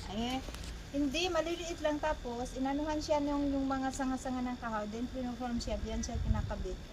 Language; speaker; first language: Filipino; non-native, local second language; Cebuano